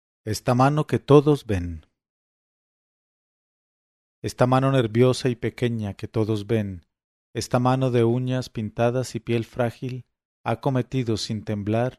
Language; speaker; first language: Spanish; native; Spanish